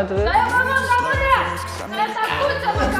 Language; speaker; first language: Indonesian; non-native, learner; Russian